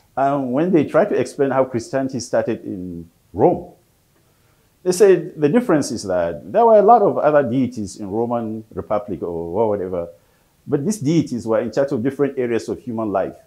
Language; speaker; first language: English; non-native, local second language; Hausa